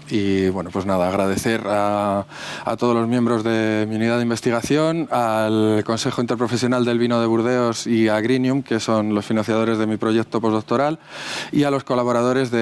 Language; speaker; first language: Spanish; native; Spanish